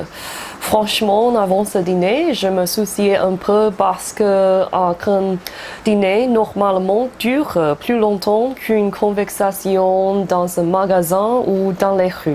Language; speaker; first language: French; non-native, fluent; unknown